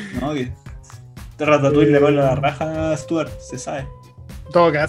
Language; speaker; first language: Spanish; native; Spanish